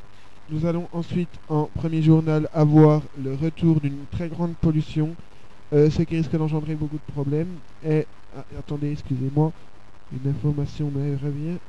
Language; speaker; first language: French; native; French